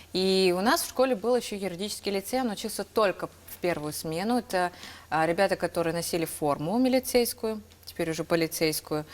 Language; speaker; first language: Russian; native; Russian